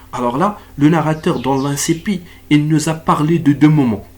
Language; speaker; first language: French; non-native, local second language; Arabic